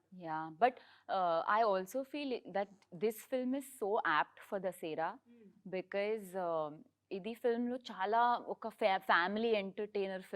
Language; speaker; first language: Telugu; non-native, learner; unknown